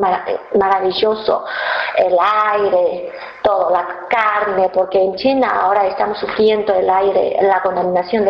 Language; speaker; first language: Spanish; non-native, fluent; Chinese